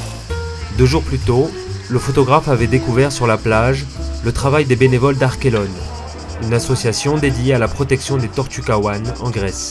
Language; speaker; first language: French; native; French